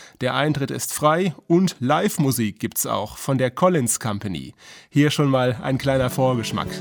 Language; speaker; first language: German; native; German